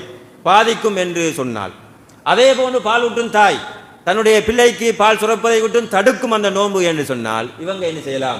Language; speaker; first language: Tamil; native; Tamil